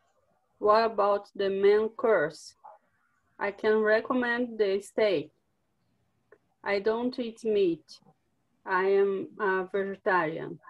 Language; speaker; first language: English; non-native, learner; Portuguese